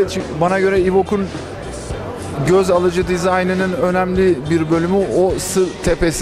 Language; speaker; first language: Turkish; native; Turkish